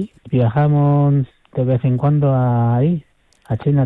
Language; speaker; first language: Spanish; non-native, fluent; Chinese